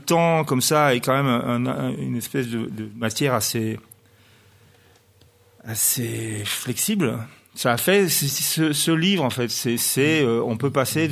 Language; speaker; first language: French; native; French